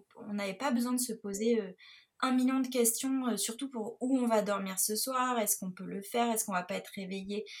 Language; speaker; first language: French; native; French